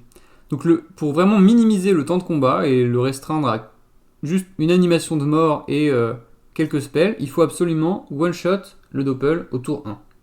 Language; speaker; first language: French; native; French